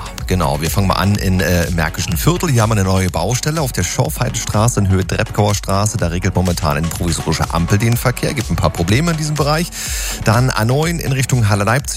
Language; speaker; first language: German; native; German